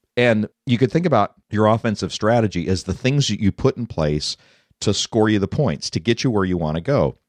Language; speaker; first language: English; native; English